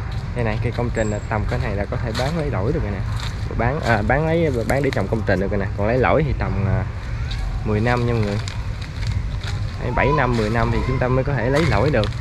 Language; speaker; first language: Vietnamese; native; Vietnamese